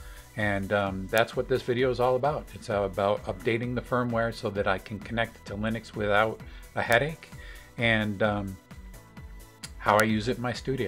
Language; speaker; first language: English; native; English